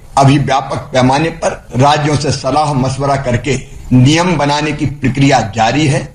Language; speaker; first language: Hindi; native; Hindi